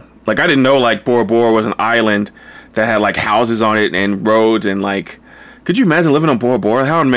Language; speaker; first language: English; native; English